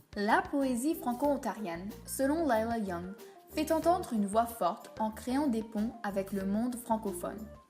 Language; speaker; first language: French; native; French